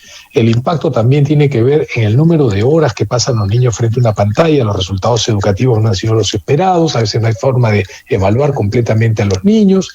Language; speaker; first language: Spanish; native; Spanish